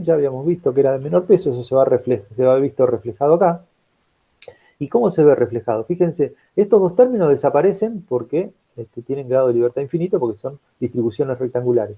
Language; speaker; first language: Spanish; native; Spanish